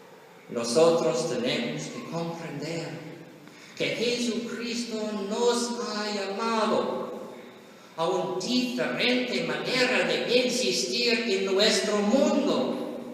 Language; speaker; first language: Spanish; non-native, learner; English